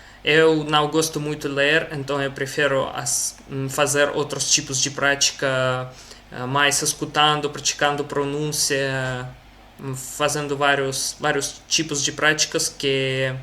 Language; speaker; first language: Portuguese; non-native, learner; Russian